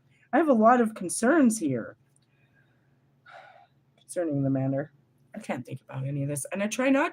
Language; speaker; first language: English; native; English